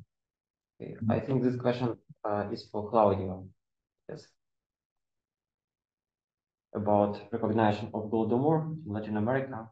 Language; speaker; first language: English; non-native, fluent; Ukrainian